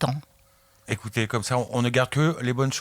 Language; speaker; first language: French; native; French